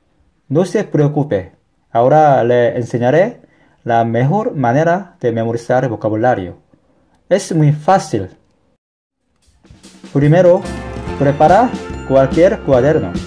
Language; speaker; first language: Spanish; non-native, fluent; Korean